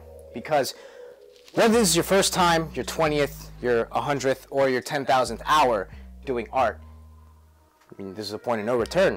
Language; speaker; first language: English; native; English